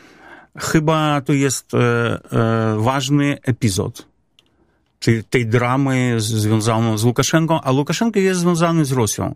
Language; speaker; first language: Polish; non-native, fluent; Belarusian